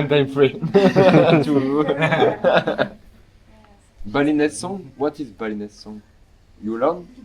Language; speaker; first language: English; non-native, learner; French